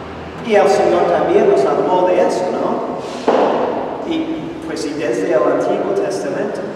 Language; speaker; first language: Spanish; non-native, fluent; English